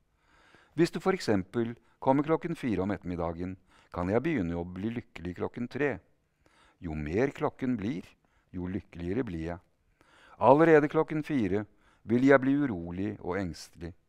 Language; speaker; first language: Norwegian; native; Norwegian